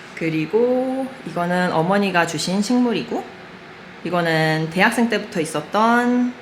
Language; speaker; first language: Korean; native; Korean